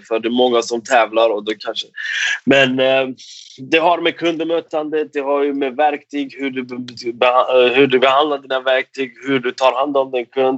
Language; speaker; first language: Swedish; non-native, fluent; Persian